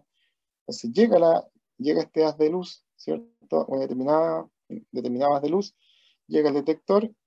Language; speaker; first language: Spanish; native; Spanish